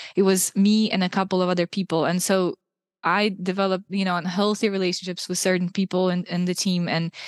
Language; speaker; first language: English; non-native, fluent; Russian